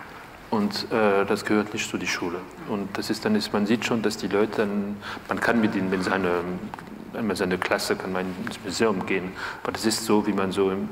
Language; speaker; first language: German; non-native, fluent; French